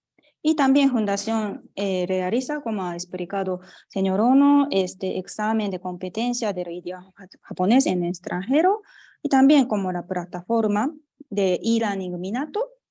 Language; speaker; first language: Spanish; non-native, fluent; Japanese